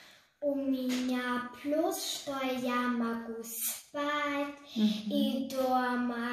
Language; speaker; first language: Russian; early bilingual, heritage; Russian